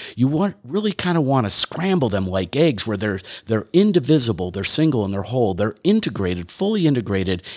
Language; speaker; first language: English; native; English